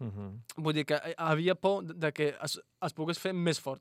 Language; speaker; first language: Catalan; non-native, fluent; Arabic